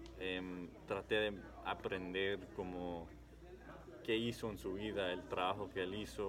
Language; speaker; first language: Spanish; early bilingual, heritage; English